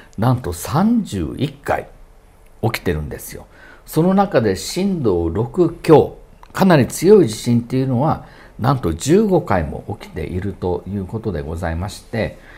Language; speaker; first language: Japanese; native; Japanese